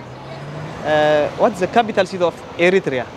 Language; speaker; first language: English; non-native, learner; Tigrinya